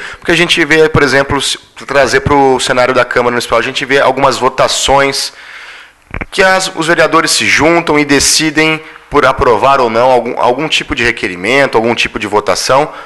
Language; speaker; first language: Portuguese; native; Portuguese